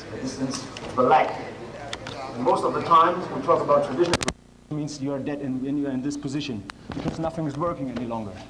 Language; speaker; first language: English; non-native, fluent; German